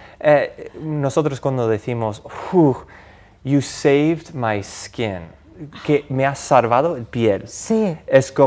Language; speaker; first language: Spanish; non-native, fluent; English